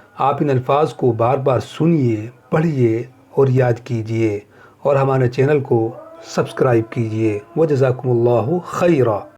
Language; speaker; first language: Urdu; native; Urdu